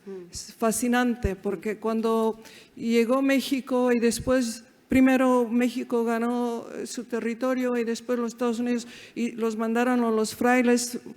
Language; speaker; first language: Spanish; early bilingual, heritage; Spanish